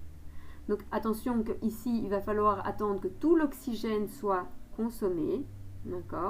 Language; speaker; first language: French; native; French